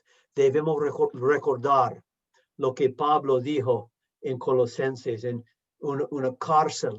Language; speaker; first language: Spanish; non-native, fluent; English